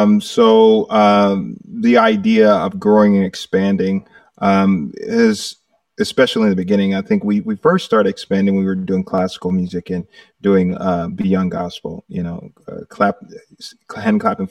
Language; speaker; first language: English; native; English